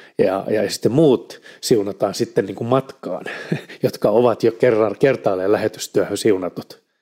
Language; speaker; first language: Finnish; native; Finnish